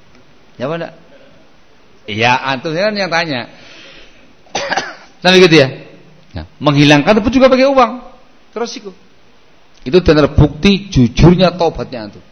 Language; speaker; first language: Indonesian; non-native, local second language; Javanese